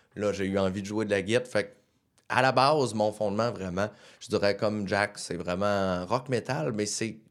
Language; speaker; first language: French; native; French